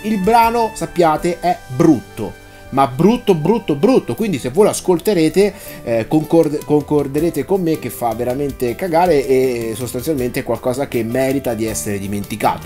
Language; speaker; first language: Italian; native; Italian